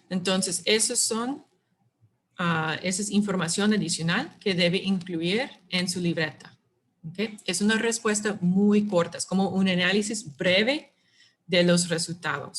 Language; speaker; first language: Spanish; non-native, fluent; English